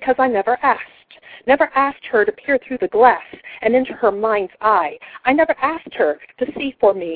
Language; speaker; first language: English; native; English